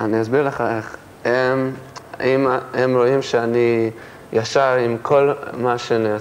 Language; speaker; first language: Hebrew; early bilingual, heritage; English